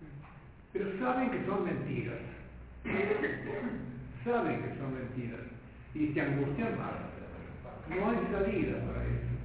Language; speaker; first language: Spanish; native; Spanish